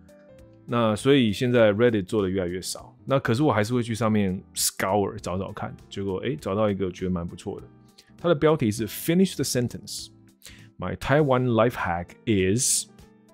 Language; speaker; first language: Chinese; native; Chinese